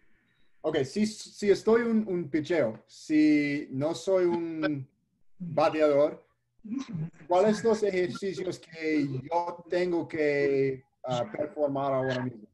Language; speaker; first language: Spanish; early bilingual, heritage; English